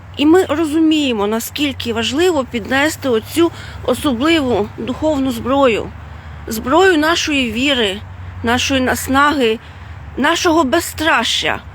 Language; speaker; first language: Ukrainian; non-native, fluent; Lithuanian